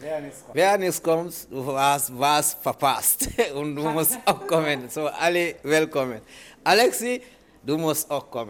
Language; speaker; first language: German; non-native, learner; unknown